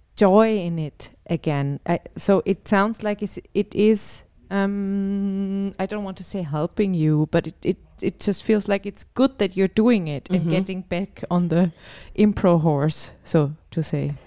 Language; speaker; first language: English; non-native, fluent; German